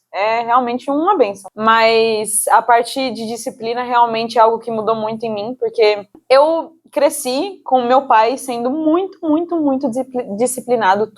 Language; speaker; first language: Portuguese; native; Portuguese